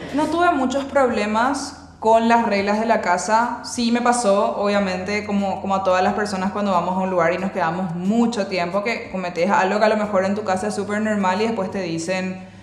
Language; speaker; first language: Spanish; native; Spanish